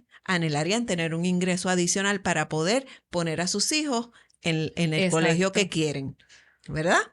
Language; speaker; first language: Spanish; native; Spanish